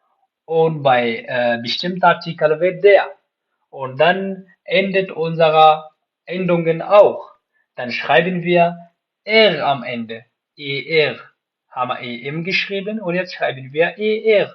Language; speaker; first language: German; non-native, fluent; Pashto